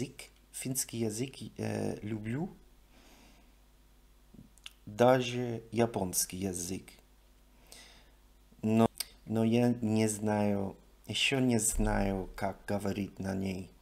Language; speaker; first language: Russian; non-native, learner; English